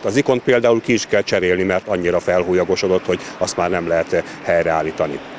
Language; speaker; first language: Hungarian; native; Hungarian